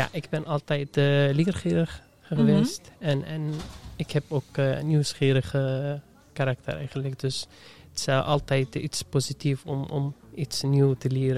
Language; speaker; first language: Dutch; non-native, fluent; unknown